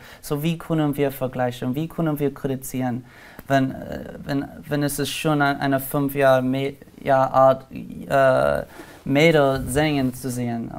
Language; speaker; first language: German; non-native, learner; English